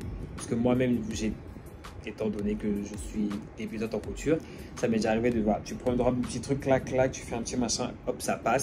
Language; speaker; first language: French; native; French